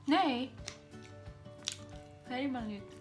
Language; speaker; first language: Dutch; non-native, learner; Filipino